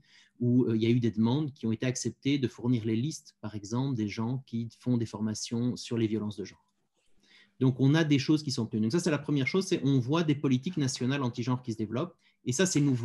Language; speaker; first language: French; native; French